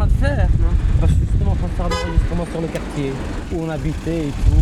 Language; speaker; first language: French; native; French